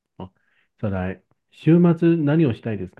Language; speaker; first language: Japanese; non-native, fluent; Chinese